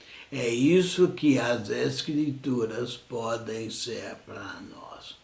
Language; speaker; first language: Portuguese; non-native, fluent; English